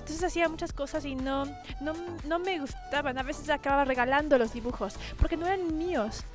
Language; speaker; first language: Spanish; early bilingual, heritage; Spanish